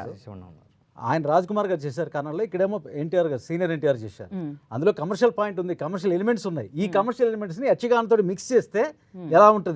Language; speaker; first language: Telugu; native; Telugu